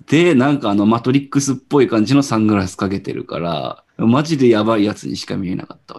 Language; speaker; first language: Japanese; native; Japanese